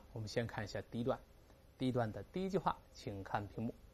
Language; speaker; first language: Chinese; native; Chinese